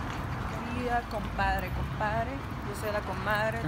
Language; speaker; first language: Spanish; early bilingual, heritage; Spanish